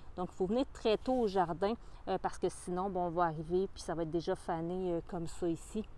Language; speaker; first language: French; native; French